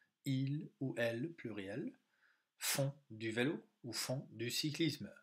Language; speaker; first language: French; non-native, fluent; English